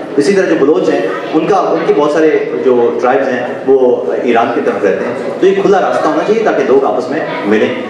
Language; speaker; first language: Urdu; non-native, local second language; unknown